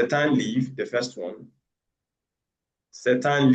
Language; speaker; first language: French; non-native, learner; English